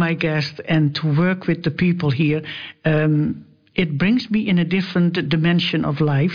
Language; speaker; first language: English; non-native, fluent; Dutch